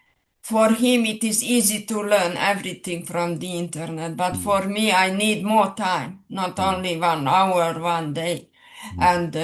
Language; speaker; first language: English; non-native, fluent; Serbian